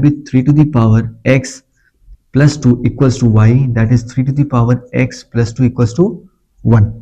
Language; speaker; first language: English; non-native, local second language; Hindi